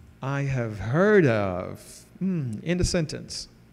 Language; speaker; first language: English; non-native, fluent; Portuguese